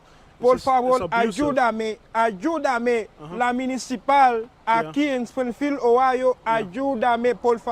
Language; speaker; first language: Spanish; non-native, learner; Haitian Creole